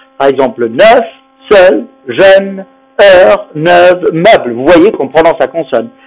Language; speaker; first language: French; non-native, fluent; Spanish